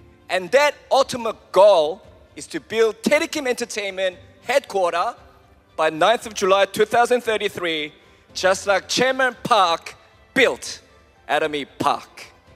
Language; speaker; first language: English; early bilingual, other home language; Korean